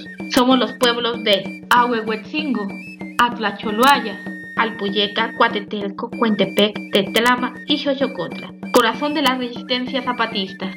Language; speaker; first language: Spanish; native; Spanish